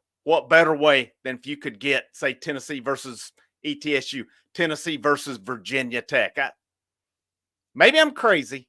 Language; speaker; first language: English; native; English